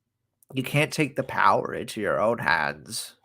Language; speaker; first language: English; native; English